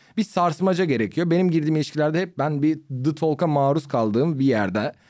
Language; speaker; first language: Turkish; native; Turkish